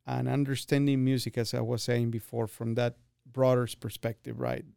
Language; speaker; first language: English; non-native, fluent; Spanish